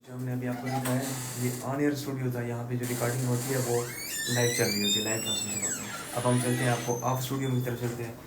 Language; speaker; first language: Urdu; non-native, local second language; Saraiki